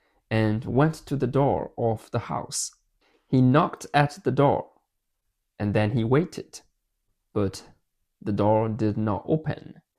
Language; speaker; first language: English; non-native, fluent; Burmese